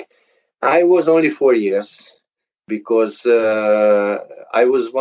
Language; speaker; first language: English; early bilingual, other home language; Hungarian